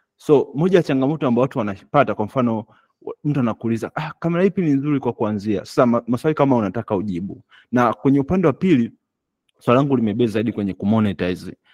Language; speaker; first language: Swahili; native; Swahili